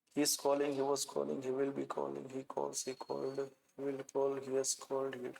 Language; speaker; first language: English; non-native, local second language; Gujarati